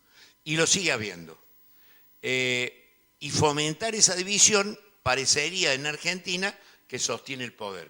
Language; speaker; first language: Spanish; native; Spanish